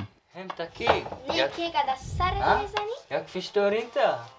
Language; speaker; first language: Swedish; non-native, fluent; Persian